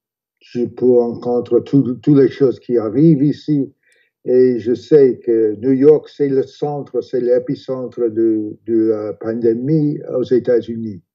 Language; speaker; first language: French; non-native, fluent; English